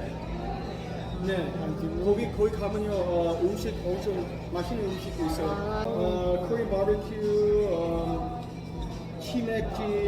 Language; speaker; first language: Korean; early bilingual, heritage; Korean